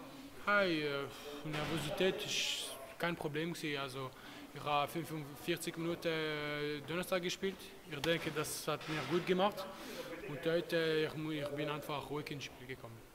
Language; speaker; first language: German; non-native, local second language; Italian